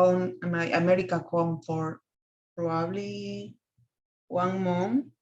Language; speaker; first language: English; non-native, learner; Spanish